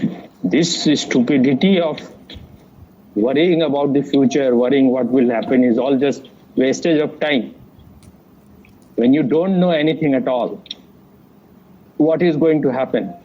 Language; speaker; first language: English; non-native, fluent; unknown